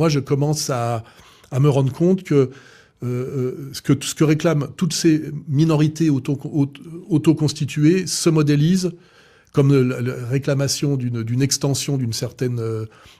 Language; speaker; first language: French; native; French